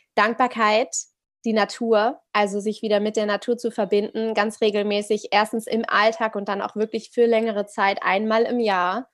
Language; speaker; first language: German; native; German